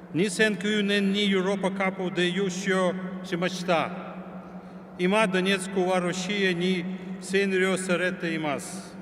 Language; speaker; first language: Japanese; non-native, fluent; Ukrainian